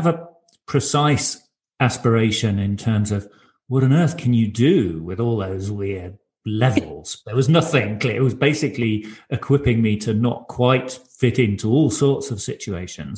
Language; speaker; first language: English; native; English